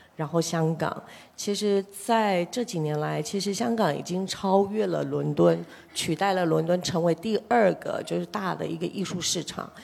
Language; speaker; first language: Chinese; native; Chinese